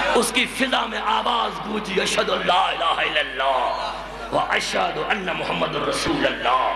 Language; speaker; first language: Urdu; non-native, local second language; Sindhi